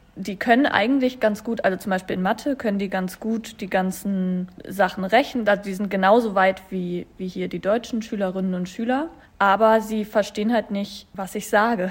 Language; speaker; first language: German; native; German